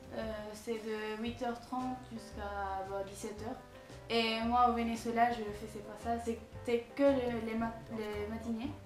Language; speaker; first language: French; non-native, learner; Spanish